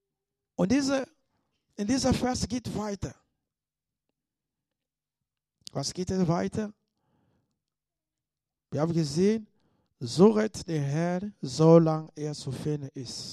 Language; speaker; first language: German; non-native, fluent; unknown